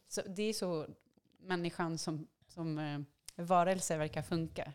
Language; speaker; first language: Swedish; non-native, fluent; French